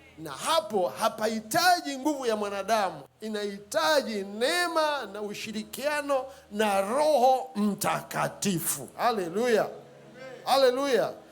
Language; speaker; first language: Swahili; native; Swahili